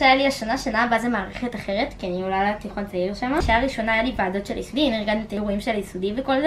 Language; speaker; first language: Hebrew; native; Hebrew